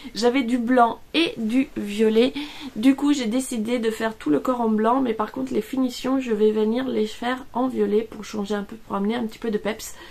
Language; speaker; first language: French; non-native, fluent; Italian